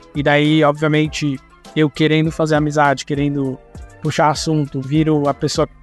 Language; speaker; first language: Portuguese; native; Portuguese